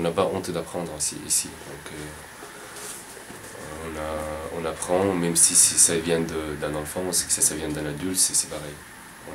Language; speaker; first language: French; non-native, fluent; Arabic